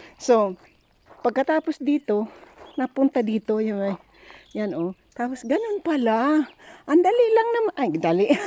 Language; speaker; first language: Filipino; native; Filipino